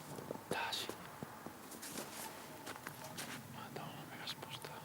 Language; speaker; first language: Italian; native; Italian